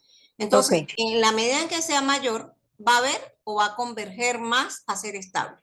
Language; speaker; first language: Spanish; native; Spanish